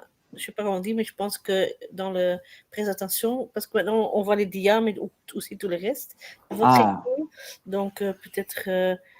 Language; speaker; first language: French; non-native, learner; Dutch